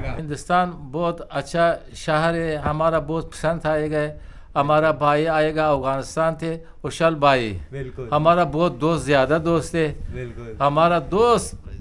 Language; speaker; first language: Hindi; non-native, learner; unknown